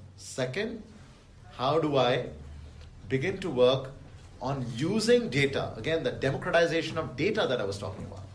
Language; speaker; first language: English; non-native, local second language; Bangla